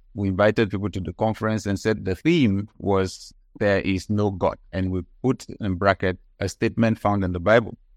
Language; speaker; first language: English; non-native, local second language; Yoruba